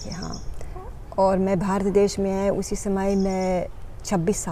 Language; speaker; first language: Hindi; non-native, learner; Dutch